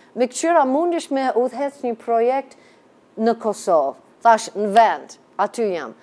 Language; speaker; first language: Albanian; non-native, fluent; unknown